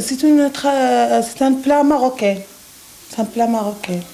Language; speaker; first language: French; non-native, local second language; Arabic